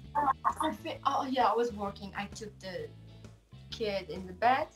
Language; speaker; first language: English; non-native, fluent; Turkish